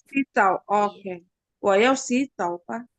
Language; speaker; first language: Chinese; non-native, learner; Indonesian